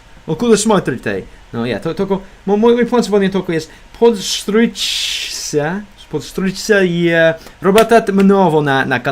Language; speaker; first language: Russian; non-native, learner; English